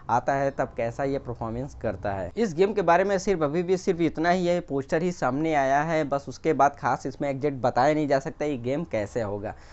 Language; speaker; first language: Hindi; native; Hindi